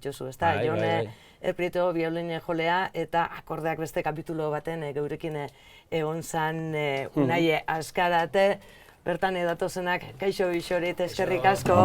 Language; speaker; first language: Basque; native; Basque